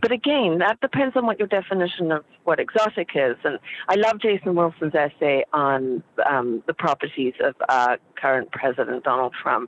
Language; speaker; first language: English; native; English